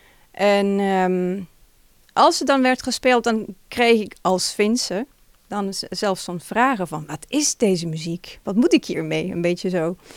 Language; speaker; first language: Dutch; non-native, fluent; Finnish